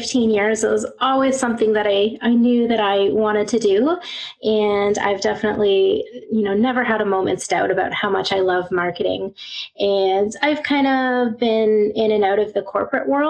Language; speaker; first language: English; native; English